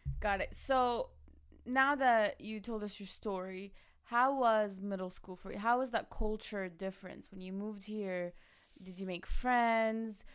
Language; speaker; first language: English; early bilingual, other home language; Arabic